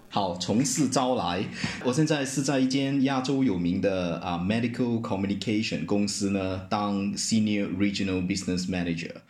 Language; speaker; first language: Chinese; native; Chinese